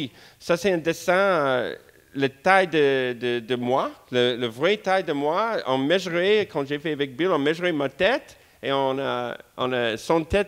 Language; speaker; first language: French; non-native, fluent; English